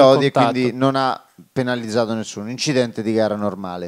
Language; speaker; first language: Italian; native; Italian